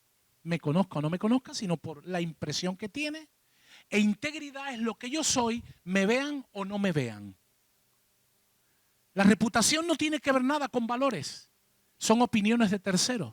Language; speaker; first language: Spanish; native; Spanish